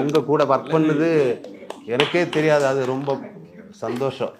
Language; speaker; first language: Tamil; non-native, learner; Malayalam